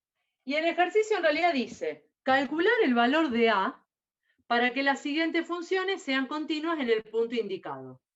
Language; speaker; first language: Spanish; native; Spanish